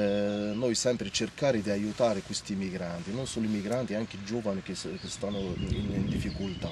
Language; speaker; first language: Italian; non-native, learner; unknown